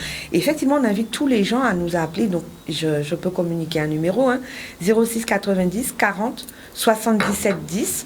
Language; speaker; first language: French; native; French